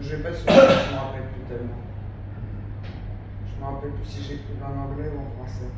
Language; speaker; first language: French; native; French